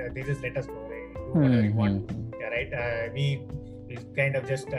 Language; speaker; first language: English; non-native, local second language; Tamil